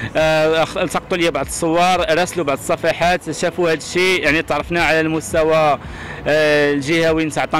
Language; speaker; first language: Arabic; native; Arabic